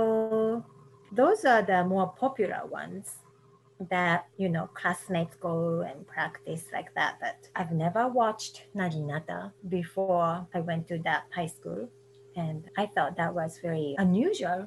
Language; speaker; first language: English; non-native, fluent; Japanese